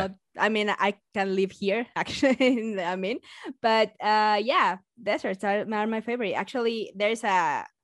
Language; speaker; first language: English; non-native, fluent; Spanish